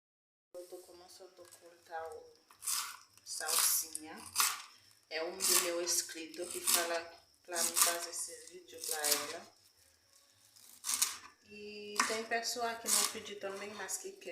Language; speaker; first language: Portuguese; non-native, learner; Haitian Creole